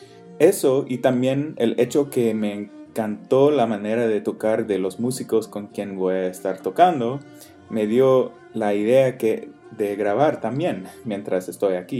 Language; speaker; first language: Spanish; non-native, fluent; English